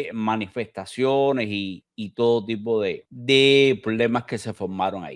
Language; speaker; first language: Spanish; native; Spanish